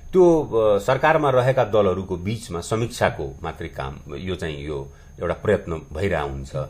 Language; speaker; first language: Nepali; non-native, local second language; Bhojpuri